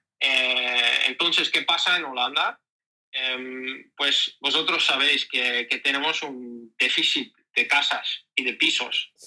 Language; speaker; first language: Spanish; non-native, learner; Dutch